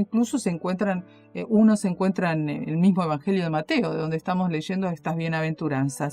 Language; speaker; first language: Spanish; native; Spanish